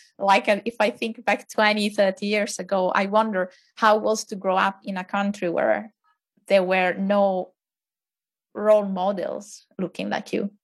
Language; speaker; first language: English; non-native, fluent; Italian